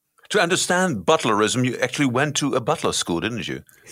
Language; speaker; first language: English; non-native, fluent; Dutch